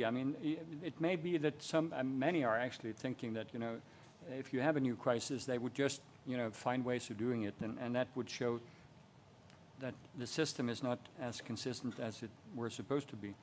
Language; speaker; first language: English; non-native, fluent; Norwegian